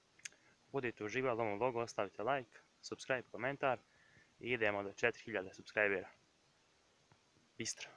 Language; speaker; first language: Serbian; native; Serbian